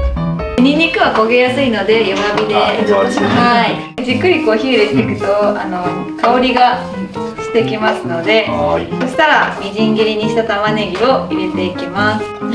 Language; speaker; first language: Japanese; native; Japanese